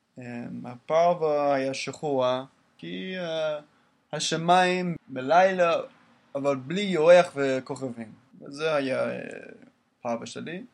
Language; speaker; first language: Hebrew; non-native, learner; English